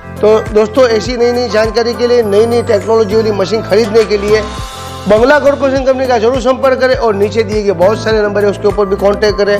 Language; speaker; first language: Hindi; non-native, local second language; Gujarati